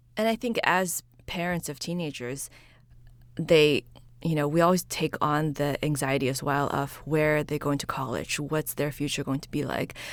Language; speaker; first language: English; early bilingual, other home language; Chinese